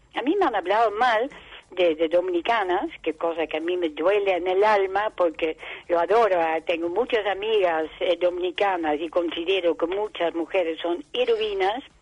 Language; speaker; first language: Spanish; non-native, fluent; Dutch